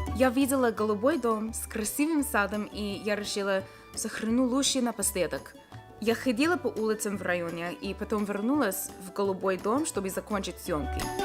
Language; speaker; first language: Russian; non-native, learner; English